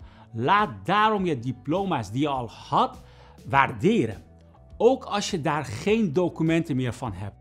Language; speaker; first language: Dutch; non-native, fluent; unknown